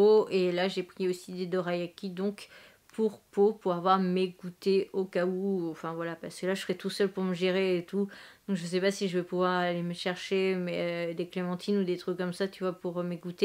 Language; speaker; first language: French; native; French